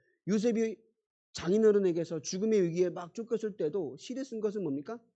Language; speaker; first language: Korean; native; Korean